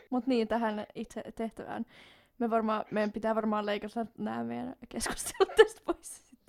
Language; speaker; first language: Finnish; non-native, local second language; Swedish